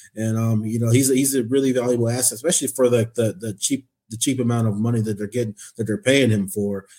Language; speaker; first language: English; native; English